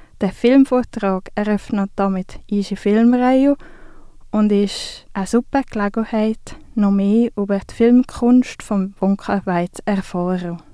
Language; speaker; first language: German; native; German